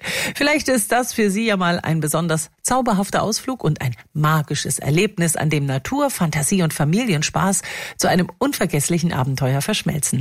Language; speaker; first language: German; native; German